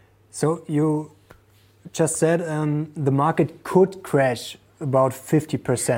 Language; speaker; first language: English; non-native, fluent; German